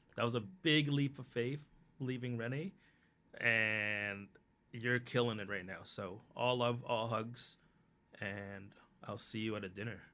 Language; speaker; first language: English; early bilingual, other home language; Cantonese